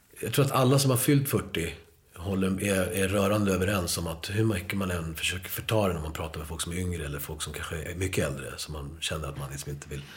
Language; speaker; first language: Swedish; early bilingual, other home language; Spanish